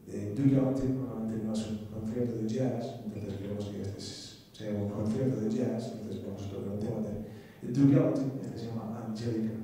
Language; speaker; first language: Spanish; non-native, fluent; English